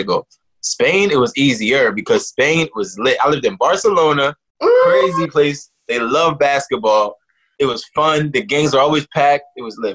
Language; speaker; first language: English; native; English